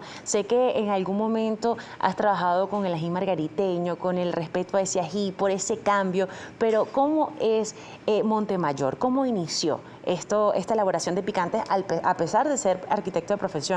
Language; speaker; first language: Spanish; native; Spanish